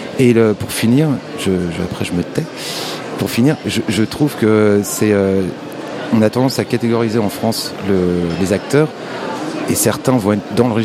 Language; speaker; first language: French; native; French